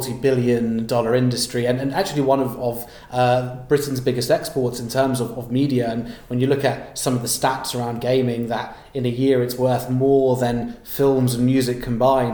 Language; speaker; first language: English; native; English